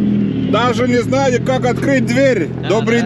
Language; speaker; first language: Russian; non-native, fluent; Lithuanian